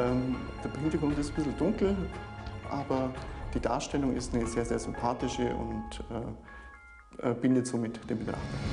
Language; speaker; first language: German; native; German